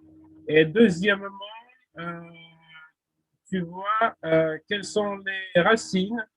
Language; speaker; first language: French; non-native, fluent; Russian